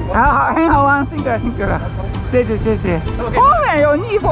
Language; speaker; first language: Chinese; non-native, learner; Japanese